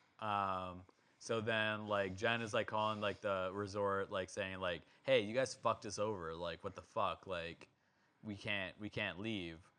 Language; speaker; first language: English; native; English